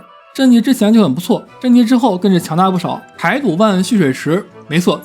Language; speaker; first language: Chinese; native; Chinese